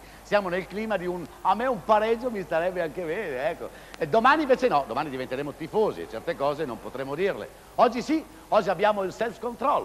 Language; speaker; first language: Italian; native; Italian